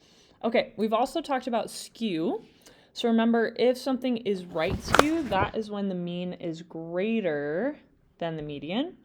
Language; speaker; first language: English; native; English